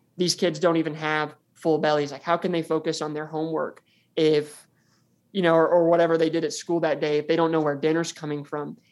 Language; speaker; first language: English; native; English